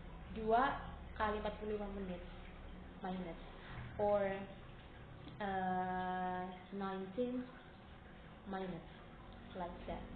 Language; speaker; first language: English; non-native, learner; Indonesian